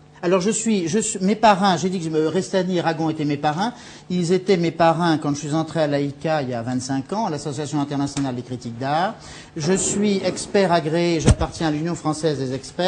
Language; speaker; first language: French; native; French